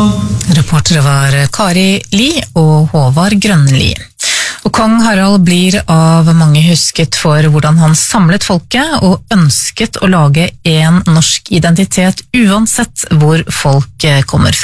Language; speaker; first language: Norwegian; native; Norwegian